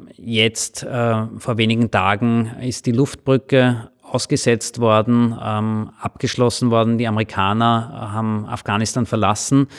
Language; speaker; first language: German; native; German